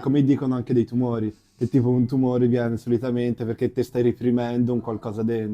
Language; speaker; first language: Italian; native; Italian